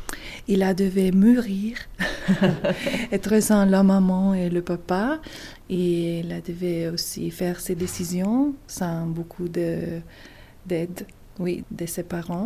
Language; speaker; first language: French; non-native, fluent; Italian